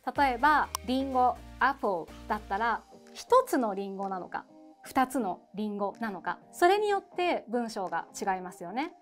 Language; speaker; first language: Japanese; native; Japanese